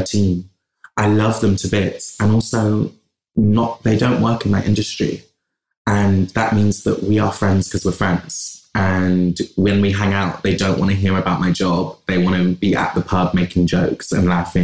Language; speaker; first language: English; native; English